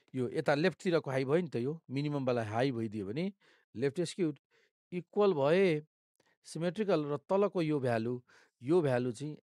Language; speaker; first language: Nepali; non-native, local second language; Maithili